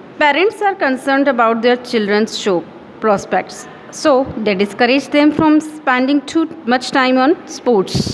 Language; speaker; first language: Hindi; native; Hindi